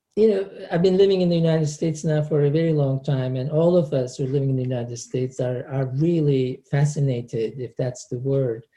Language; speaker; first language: English; non-native, fluent; Turkish